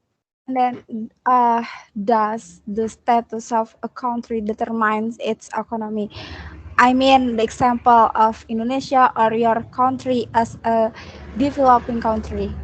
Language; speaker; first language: English; non-native, learner; Indonesian